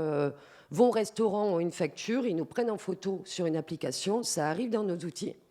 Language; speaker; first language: French; native; French